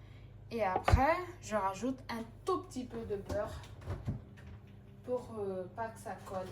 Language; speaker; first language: French; non-native, local second language; Malagasy